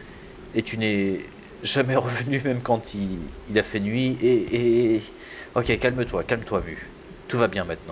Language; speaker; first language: French; native; French